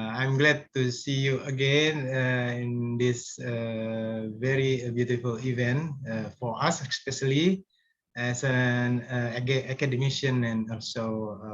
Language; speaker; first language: English; non-native, fluent; Indonesian